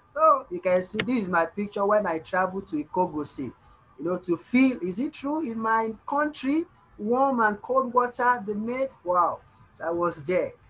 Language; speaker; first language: English; non-native, local second language; Yoruba